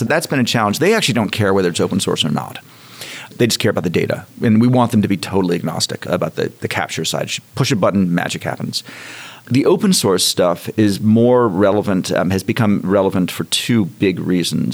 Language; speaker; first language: English; native; English